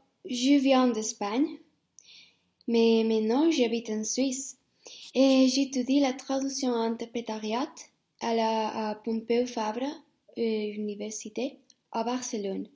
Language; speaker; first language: French; non-native, fluent; Spanish